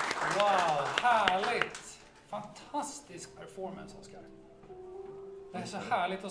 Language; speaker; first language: Swedish; native; Swedish